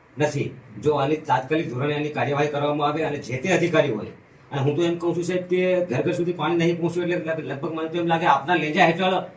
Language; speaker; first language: Gujarati; native; Gujarati